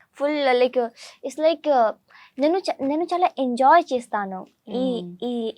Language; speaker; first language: Telugu; non-native, learner; Hindi